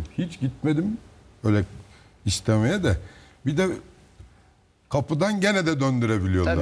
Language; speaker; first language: Turkish; native; Turkish